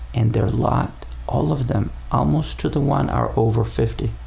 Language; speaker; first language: English; non-native, fluent; Spanish